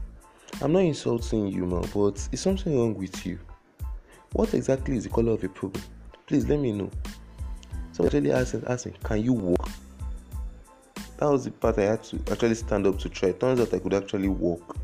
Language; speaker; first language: English; non-native, local second language; Yoruba